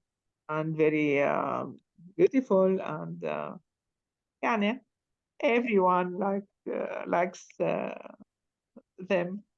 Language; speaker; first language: English; non-native, learner; Arabic